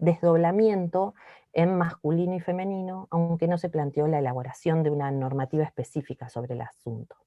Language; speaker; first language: Spanish; native; Spanish